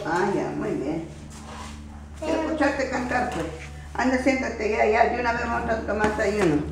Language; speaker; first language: Spanish; native; Spanish